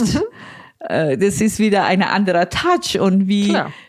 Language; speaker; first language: German; non-native, fluent; Persian